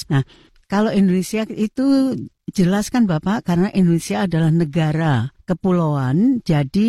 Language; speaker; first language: Indonesian; native; Indonesian